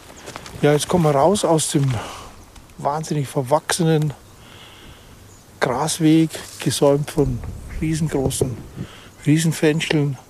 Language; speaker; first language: German; native; German